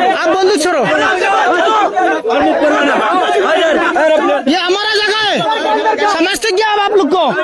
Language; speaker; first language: Hindi; non-native, learner; Bangla